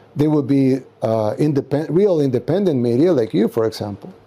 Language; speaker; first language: English; non-native, fluent; Spanish